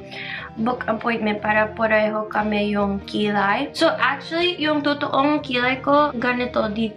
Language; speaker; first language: Filipino; non-native, learner; English